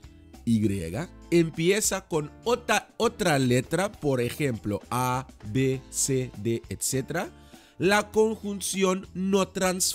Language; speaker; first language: Spanish; non-native, fluent; Dutch